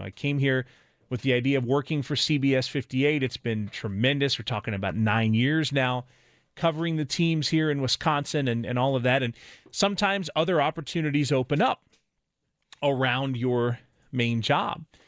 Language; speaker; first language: English; native; English